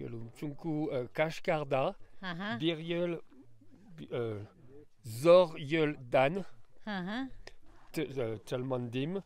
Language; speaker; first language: Turkish; non-native, learner; French